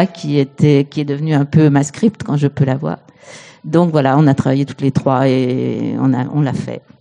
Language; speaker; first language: French; native; French